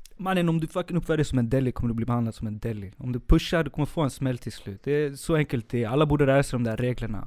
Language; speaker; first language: Swedish; early bilingual, other home language; Spanish